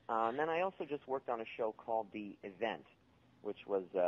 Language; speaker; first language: English; native; English